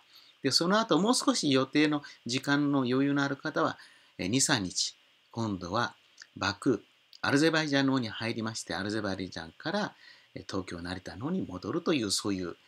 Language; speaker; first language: Japanese; native; Japanese